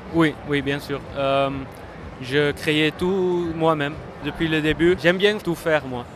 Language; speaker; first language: French; non-native, fluent; Dutch